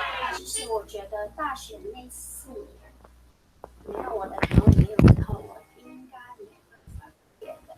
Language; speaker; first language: Chinese; non-native, fluent; Mongolian